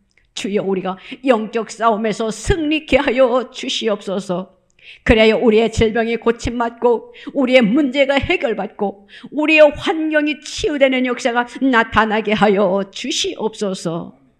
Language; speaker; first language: Korean; native; Korean